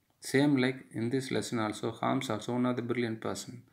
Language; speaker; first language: English; non-native, local second language; Tamil